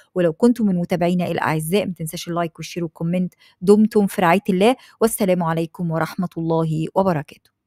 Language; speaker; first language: Arabic; native; Arabic